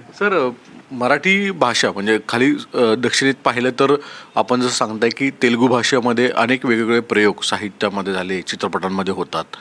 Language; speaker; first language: Marathi; native; Marathi